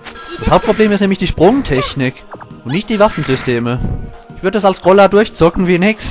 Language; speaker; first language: German; native; German